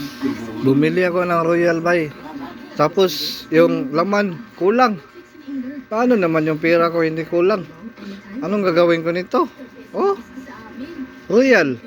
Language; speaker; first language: Filipino; non-native, local second language; Cebuano